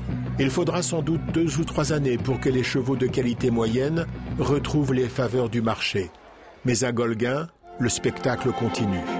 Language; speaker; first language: French; native; French